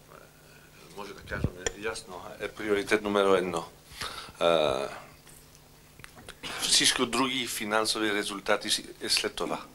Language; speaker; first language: Bulgarian; non-native, learner; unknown